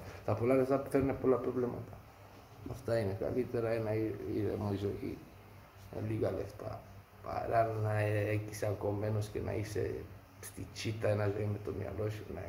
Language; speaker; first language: Greek; non-native, fluent; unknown